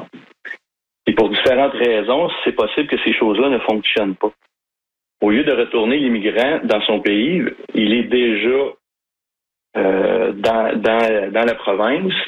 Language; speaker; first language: French; native; French